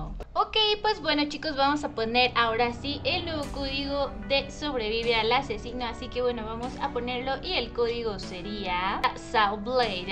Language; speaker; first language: Spanish; native; Spanish